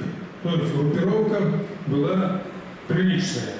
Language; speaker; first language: Russian; native; Russian